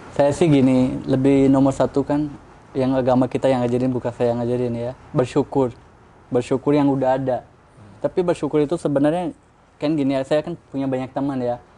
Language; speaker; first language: Indonesian; non-native, fluent; Urdu